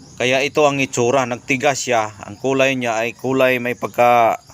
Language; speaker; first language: Filipino; non-native, local second language; Cebuano